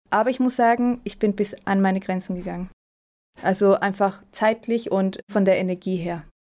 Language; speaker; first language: German; early bilingual, other home language; Spanish